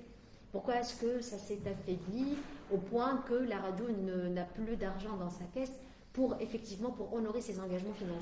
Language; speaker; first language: French; non-native, local second language; Arabic